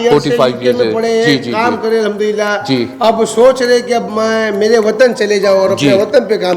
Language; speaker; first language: Hindi; non-native, local second language; Gujarati